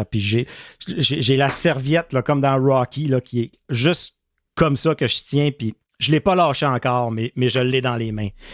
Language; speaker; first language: French; native; French